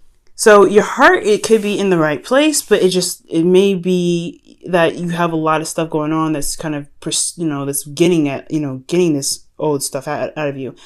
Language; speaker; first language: English; native; English